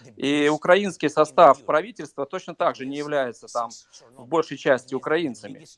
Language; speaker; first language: Russian; native; Russian